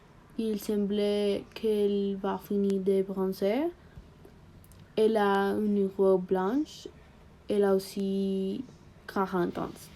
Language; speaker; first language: French; non-native, learner; Spanish